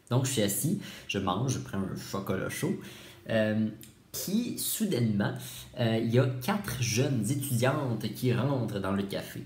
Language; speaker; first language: French; native; French